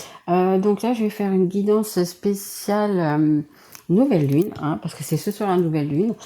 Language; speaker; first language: French; native; French